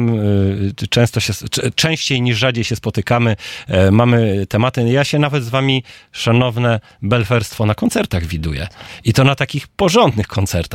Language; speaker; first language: Polish; native; Polish